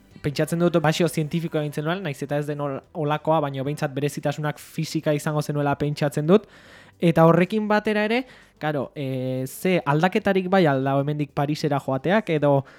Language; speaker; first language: Basque; native; Basque